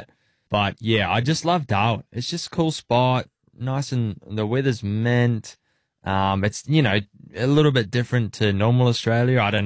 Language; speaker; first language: English; native; English